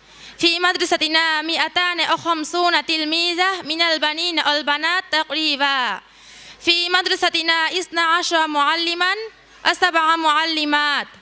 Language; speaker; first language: Arabic; non-native, learner; Bangla